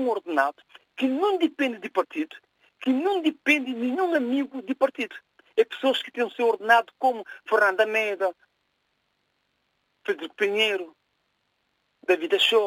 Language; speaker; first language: Portuguese; non-native, local second language; Kabuverdianu